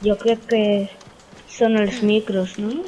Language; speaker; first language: Catalan; non-native, local second language; Spanish